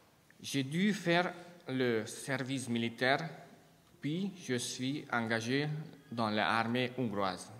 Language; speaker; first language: French; non-native, fluent; Hungarian